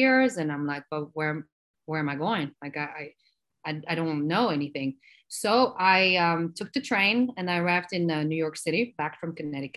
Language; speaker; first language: English; non-native, fluent; Arabic